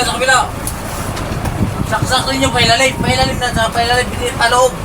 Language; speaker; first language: Filipino; native; Filipino